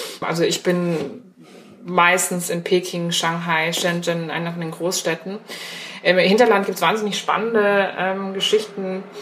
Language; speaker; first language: German; early bilingual, other home language; Chinese